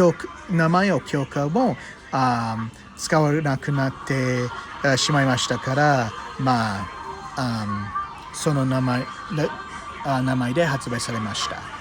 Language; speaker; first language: Japanese; non-native, fluent; English